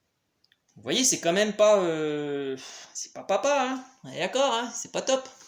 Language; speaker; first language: French; native; French